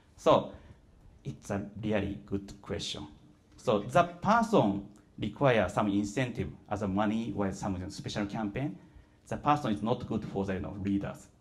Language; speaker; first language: English; non-native, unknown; Japanese